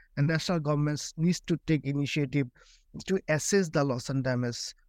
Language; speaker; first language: English; non-native, local second language; Bangla